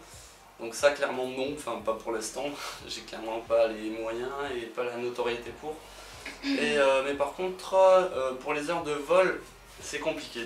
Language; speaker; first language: French; native; French